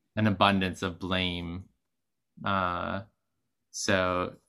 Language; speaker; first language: English; native; English